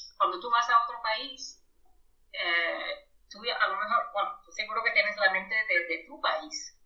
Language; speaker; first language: Spanish; non-native, fluent; German